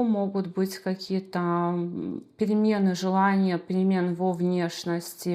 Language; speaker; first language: Russian; native; Russian